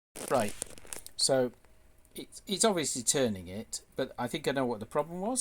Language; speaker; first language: English; native; English